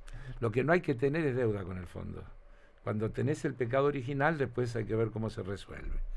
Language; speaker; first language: Spanish; native; Spanish